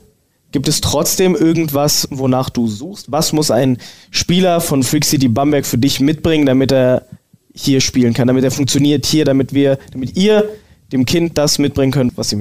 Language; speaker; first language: German; native; German